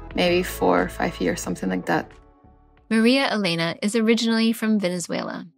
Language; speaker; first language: English; non-native, fluent; Spanish